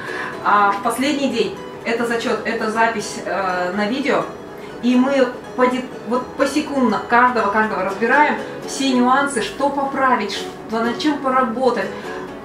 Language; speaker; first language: Russian; native; Russian